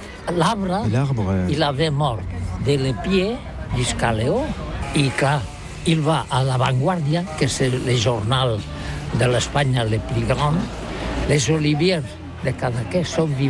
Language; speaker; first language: French; non-native, learner; Catalan